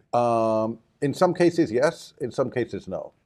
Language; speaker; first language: English; early bilingual, other home language; Japanese